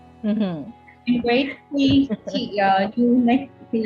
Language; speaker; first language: English; non-native, fluent; Vietnamese